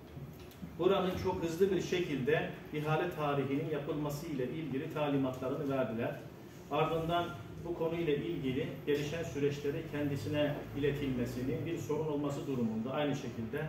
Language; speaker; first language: Turkish; native; Turkish